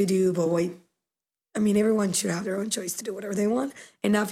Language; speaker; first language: English; non-native, fluent; Spanish